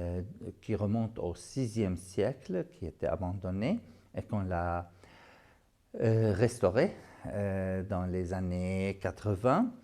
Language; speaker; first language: French; non-native, fluent; Arabic